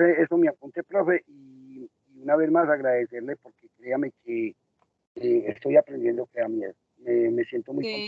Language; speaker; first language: Spanish; native; Spanish